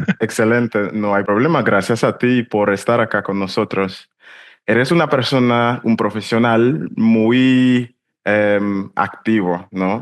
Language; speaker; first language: Spanish; non-native, fluent; English